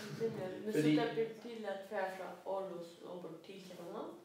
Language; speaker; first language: Danish; non-native, local second language; Faroese